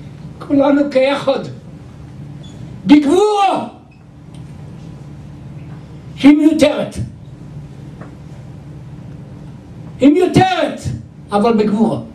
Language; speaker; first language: Hebrew; non-native, local second language; Yiddish